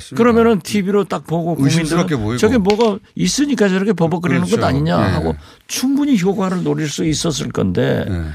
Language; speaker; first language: Korean; native; Korean